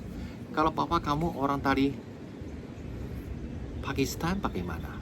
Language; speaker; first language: Indonesian; non-native, fluent; Chinese